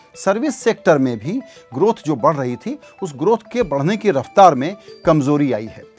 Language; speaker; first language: Hindi; native; Hindi